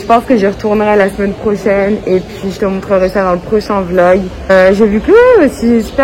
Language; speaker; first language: French; native; French